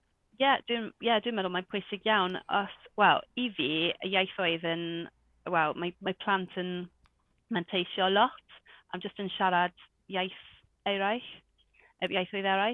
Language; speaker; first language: Welsh; non-native, local second language; English